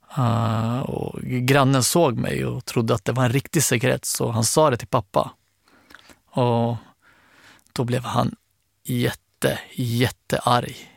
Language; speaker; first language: Swedish; early bilingual, other home language; Arabic